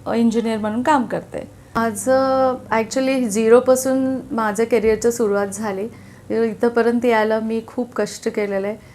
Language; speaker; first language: Marathi; non-native, local second language; Telugu